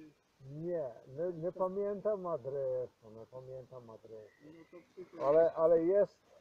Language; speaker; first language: Polish; non-native, learner; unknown